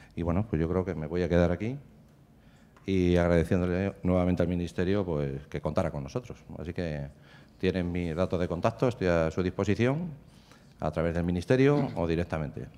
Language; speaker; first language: Spanish; native; Spanish